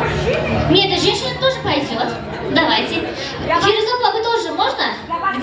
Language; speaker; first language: Russian; non-native, local second language; Uzbek